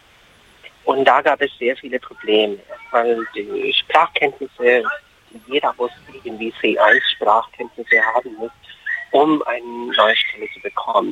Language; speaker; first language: German; non-native, fluent; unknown